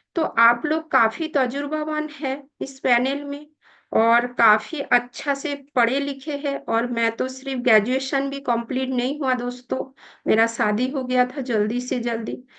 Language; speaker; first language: Hindi; non-native, local second language; Bangla